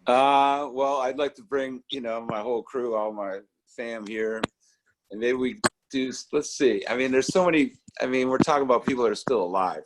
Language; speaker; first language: English; native; English